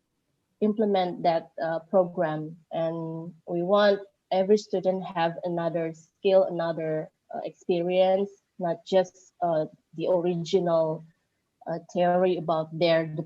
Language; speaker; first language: English; non-native, learner; Indonesian